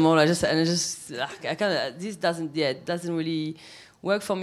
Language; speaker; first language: English; non-native, fluent; French